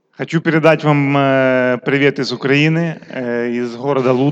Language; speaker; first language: Russian; non-native, local second language; Ukrainian